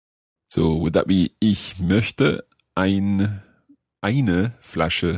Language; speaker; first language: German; non-native, learner; English